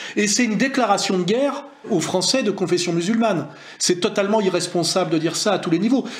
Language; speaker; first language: French; native; French